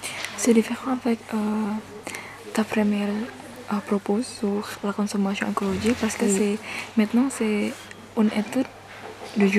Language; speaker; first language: French; non-native, learner; Indonesian